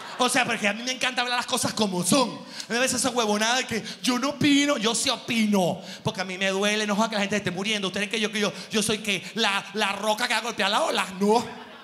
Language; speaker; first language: Spanish; native; Spanish